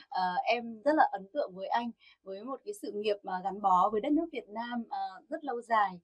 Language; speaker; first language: Vietnamese; native; Vietnamese